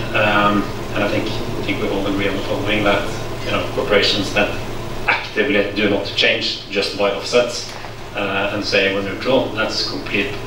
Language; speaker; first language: English; non-native, fluent; Norwegian